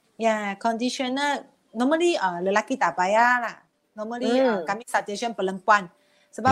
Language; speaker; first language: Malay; non-native, local second language; Chinese